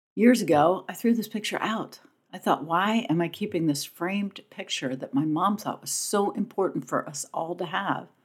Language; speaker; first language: English; native; English